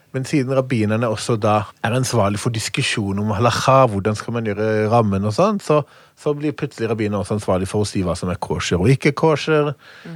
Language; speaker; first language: Norwegian; non-native, fluent; Hebrew